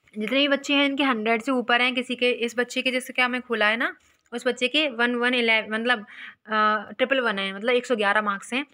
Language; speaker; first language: Hindi; native; Hindi